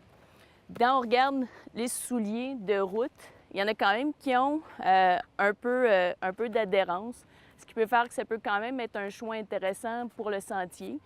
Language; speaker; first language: French; native; French